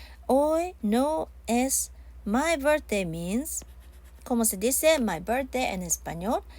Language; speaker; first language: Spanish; non-native, learner; Japanese